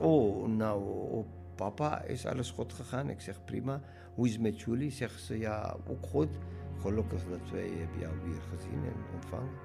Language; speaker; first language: Dutch; non-native, learner; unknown